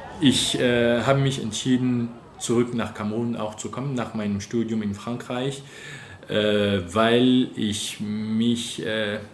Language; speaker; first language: German; non-native, fluent; French